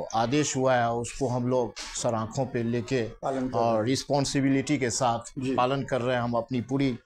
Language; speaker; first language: Hindi; native; Hindi